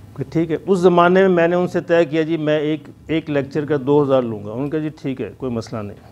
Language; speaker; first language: Urdu; non-native, local second language; Punjabi